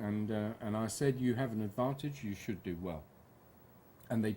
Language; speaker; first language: English; native; English